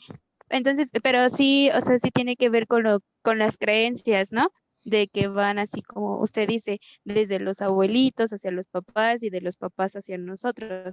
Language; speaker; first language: Spanish; native; Spanish